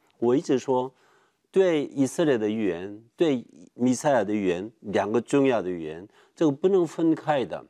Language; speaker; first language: Chinese; non-native, fluent; Korean